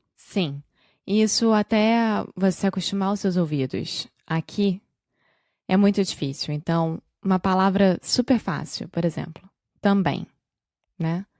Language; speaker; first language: Portuguese; native; Portuguese